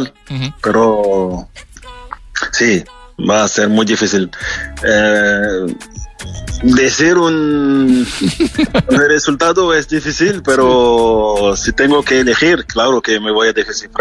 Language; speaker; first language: Spanish; non-native, fluent; French